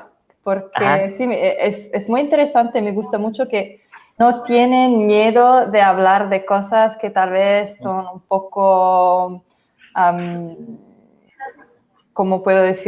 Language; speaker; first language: Spanish; non-native, fluent; English